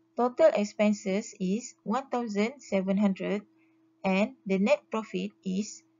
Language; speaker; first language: English; non-native, local second language; Malay